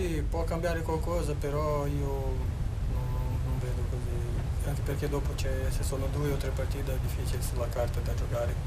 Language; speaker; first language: Italian; non-native, fluent; Portuguese